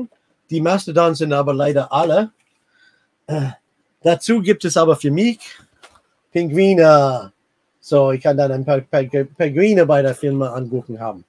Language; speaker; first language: German; non-native, fluent; English